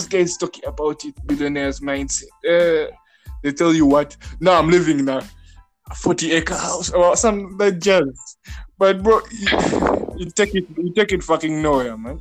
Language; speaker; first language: English; non-native, local second language; Ganda